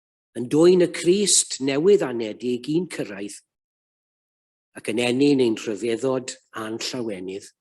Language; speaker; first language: Welsh; native; Welsh